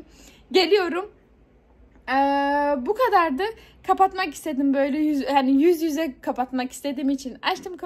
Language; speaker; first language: Turkish; early bilingual, heritage; Turkish